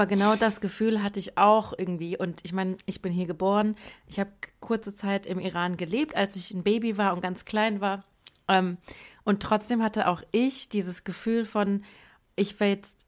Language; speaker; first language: German; early bilingual, other home language; Persian